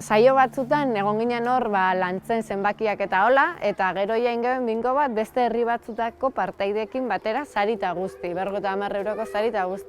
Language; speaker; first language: Basque; native; Basque